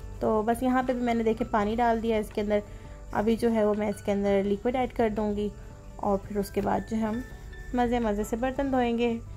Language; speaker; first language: Urdu; native; Urdu